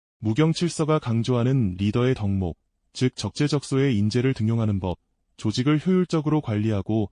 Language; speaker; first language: Korean; native; Korean